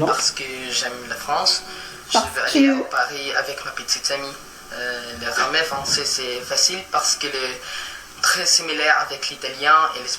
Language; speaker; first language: French; non-native, learner; Filipino